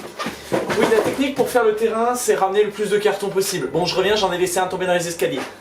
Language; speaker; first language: French; native; French